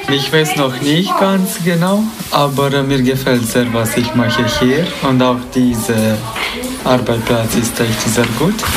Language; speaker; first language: German; non-native, local second language; Romanian